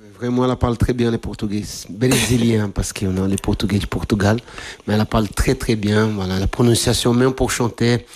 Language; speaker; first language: French; non-native, fluent; Portuguese